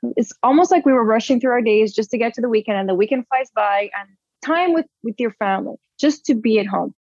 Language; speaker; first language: English; early bilingual, other home language; Portuguese